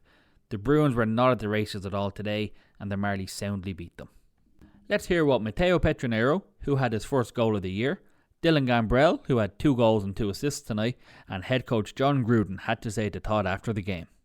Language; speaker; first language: English; native; English